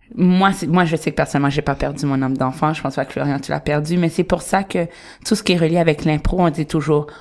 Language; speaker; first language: French; native; French